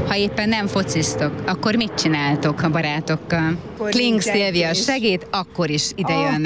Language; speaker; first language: Hungarian; native; Hungarian